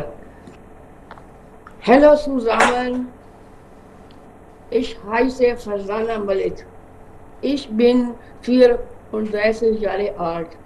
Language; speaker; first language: German; non-native, learner; Urdu